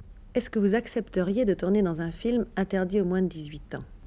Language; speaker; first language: French; native; French